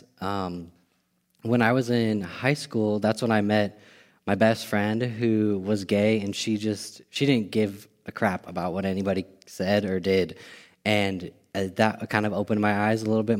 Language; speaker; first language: English; native; English